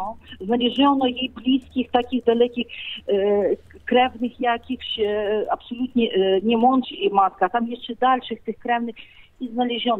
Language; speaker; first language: Polish; non-native, fluent; Ukrainian